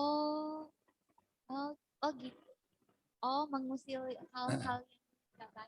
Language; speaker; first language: Indonesian; native; Indonesian